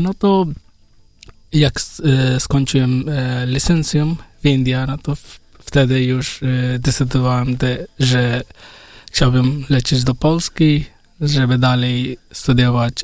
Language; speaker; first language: Polish; non-native, learner; Hindi